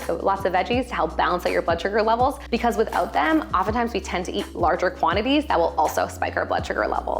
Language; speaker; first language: English; native; English